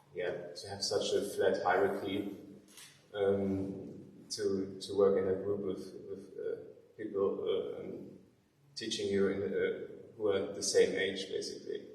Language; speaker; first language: English; non-native, fluent; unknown